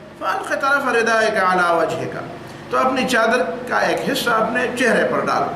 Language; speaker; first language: Urdu; non-native, local second language; Pashto